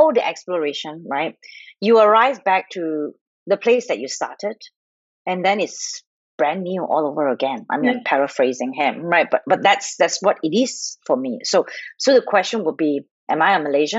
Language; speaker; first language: English; non-native, local second language; Cantonese